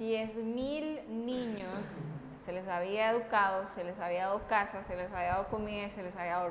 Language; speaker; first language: Spanish; native; Spanish